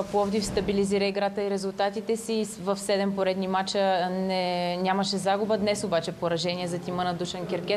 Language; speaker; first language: Bulgarian; native; Bulgarian